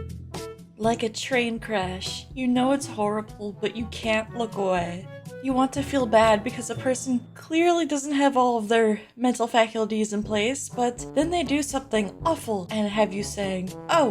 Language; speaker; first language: English; native; English